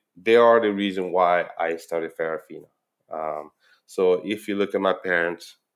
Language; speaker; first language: English; non-native, fluent; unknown